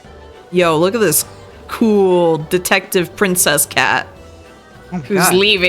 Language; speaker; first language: English; native; English